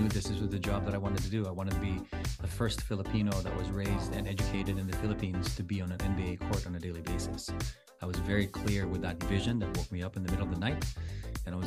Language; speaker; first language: English; non-native, local second language; Filipino